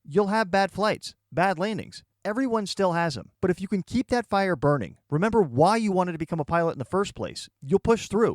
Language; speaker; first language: English; native; English